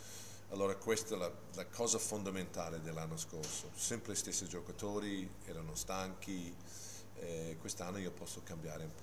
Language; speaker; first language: Italian; non-native, fluent; English